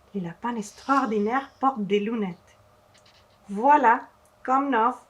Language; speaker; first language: French; non-native, fluent; Spanish